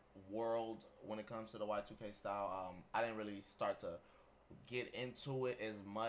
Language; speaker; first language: English; native; English